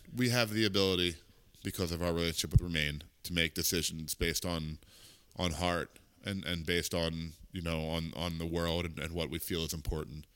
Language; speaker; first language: English; native; English